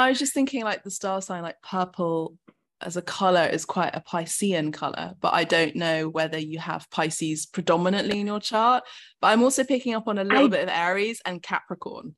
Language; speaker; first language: English; native; English